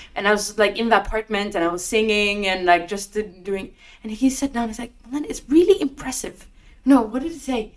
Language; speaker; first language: English; non-native, fluent; Norwegian